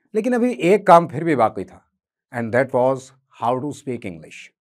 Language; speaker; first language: Hindi; native; Hindi